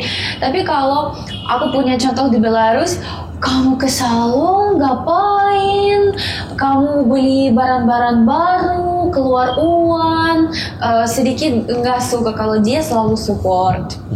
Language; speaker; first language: Indonesian; non-native, learner; Russian